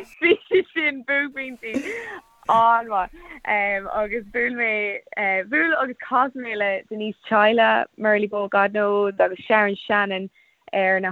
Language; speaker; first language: Irish; non-native, local second language; English